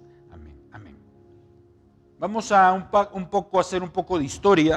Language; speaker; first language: Spanish; native; Spanish